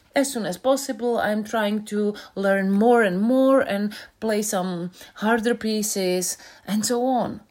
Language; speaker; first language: English; non-native, fluent; Czech